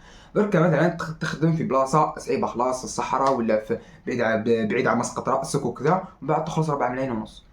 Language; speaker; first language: Arabic; native; Arabic